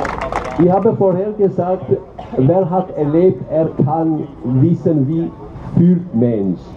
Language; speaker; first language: German; non-native, learner; Albanian